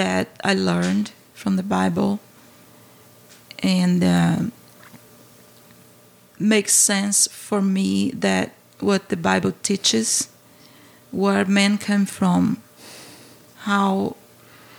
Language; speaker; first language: English; non-native, fluent; Portuguese